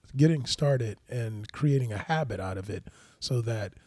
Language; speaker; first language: English; native; English